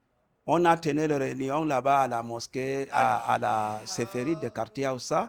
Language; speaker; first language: French; non-native, local second language; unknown